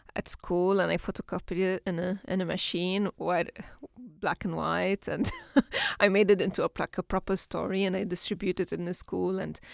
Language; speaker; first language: English; non-native, fluent; Arabic